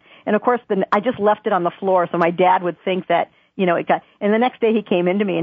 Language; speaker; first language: English; native; English